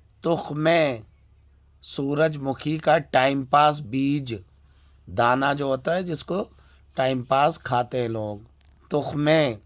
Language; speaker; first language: Urdu; native; Urdu